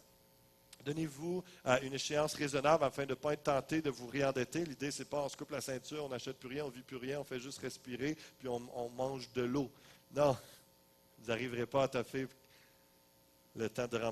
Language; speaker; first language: French; native; French